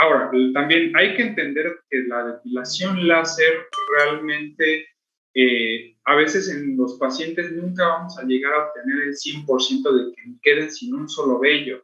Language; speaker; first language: Spanish; native; Spanish